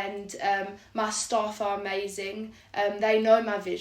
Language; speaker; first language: English; native; English